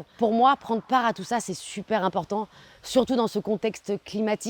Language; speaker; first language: French; native; French